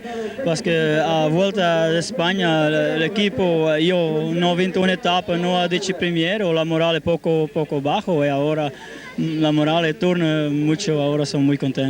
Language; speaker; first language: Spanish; non-native, learner; Dutch